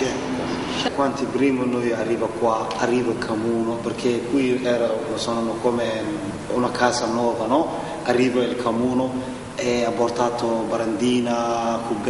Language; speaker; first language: Italian; non-native, learner; Somali